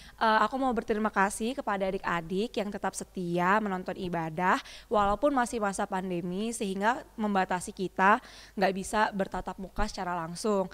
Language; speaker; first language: Indonesian; native; Indonesian